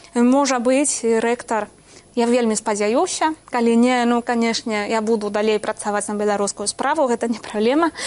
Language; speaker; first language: Belarusian; non-native, fluent; Spanish